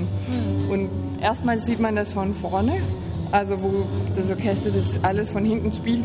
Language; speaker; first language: German; non-native, fluent; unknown